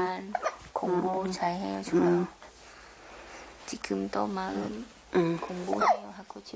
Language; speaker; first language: Korean; non-native, learner; Thai